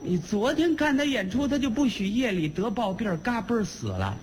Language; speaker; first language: Chinese; native; Chinese